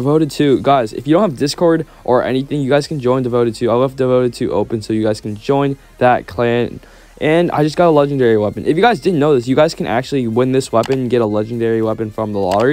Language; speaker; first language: English; native; English